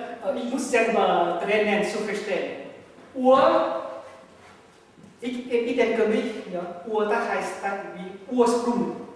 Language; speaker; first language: German; non-native, learner; Vietnamese